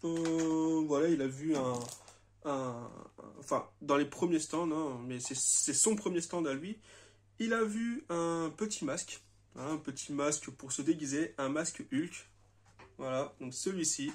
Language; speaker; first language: French; native; French